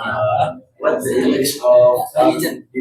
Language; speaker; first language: English; non-native, learner; Indonesian